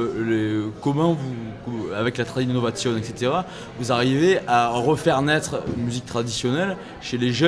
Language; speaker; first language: French; native; French